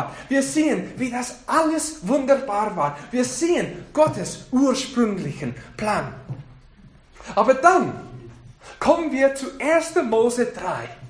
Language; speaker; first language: German; non-native, fluent; English